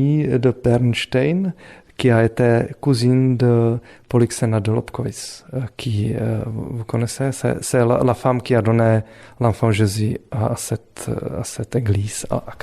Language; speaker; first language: French; non-native, fluent; Czech